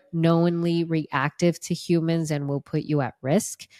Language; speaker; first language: English; non-native, fluent; Portuguese